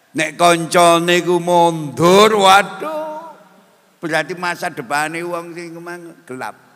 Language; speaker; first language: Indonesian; non-native, local second language; Javanese